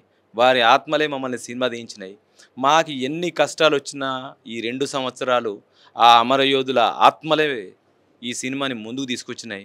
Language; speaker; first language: Telugu; native; Telugu